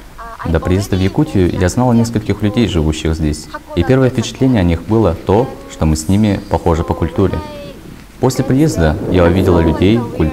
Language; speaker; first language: Russian; non-native, fluent; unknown